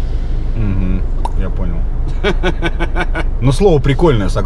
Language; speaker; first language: Russian; native; Russian